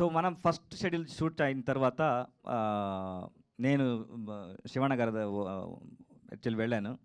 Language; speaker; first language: Telugu; non-native, learner; Kannada